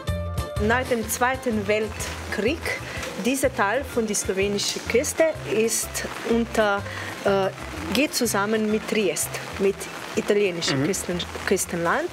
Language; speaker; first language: German; non-native, learner; Slovenian